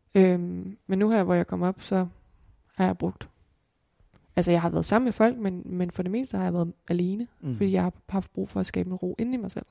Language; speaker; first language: Danish; native; Danish